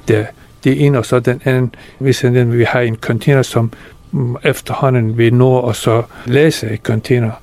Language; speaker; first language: Danish; non-native, fluent; Persian